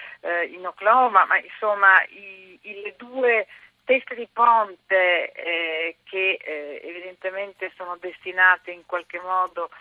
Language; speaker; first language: Italian; native; Italian